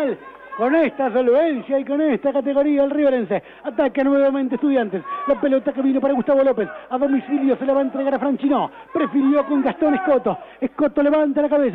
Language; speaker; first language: Spanish; native; Spanish